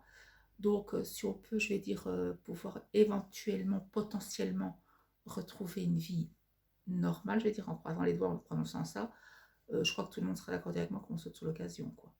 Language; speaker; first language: French; native; French